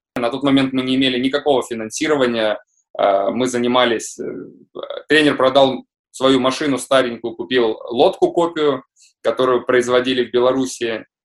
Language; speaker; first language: Russian; native; Russian